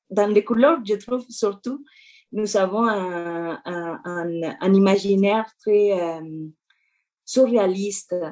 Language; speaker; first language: French; non-native, fluent; Spanish